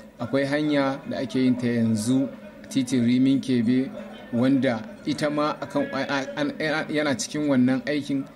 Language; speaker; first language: Hausa; native; Hausa